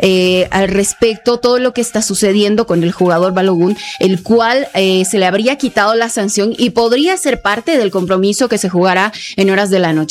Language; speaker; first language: Spanish; native; Spanish